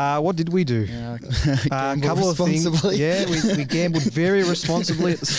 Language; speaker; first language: English; native; English